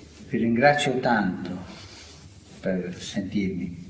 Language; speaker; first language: Italian; non-native, fluent; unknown